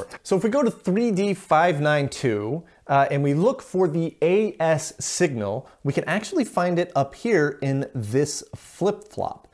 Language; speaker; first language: English; native; English